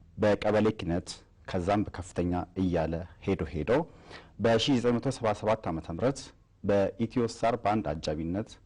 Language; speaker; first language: Amharic; native; Amharic